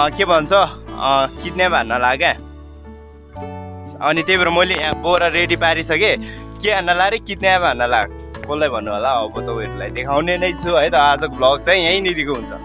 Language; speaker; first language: Nepali; non-native, local second language; Eastern Tamang